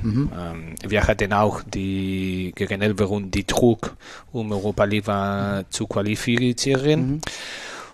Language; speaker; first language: German; non-native, learner; Spanish